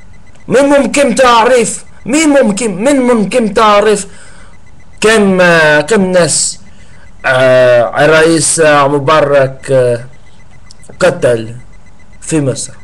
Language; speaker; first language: Arabic; non-native, learner; English